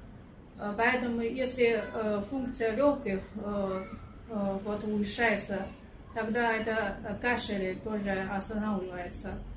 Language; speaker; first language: Russian; non-native, fluent; Chinese